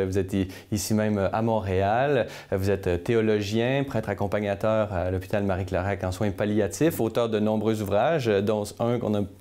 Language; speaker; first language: French; native; French